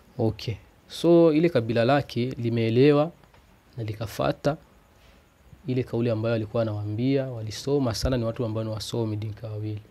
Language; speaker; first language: Swahili; native; Swahili